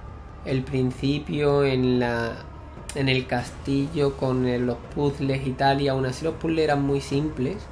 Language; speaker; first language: Spanish; native; Spanish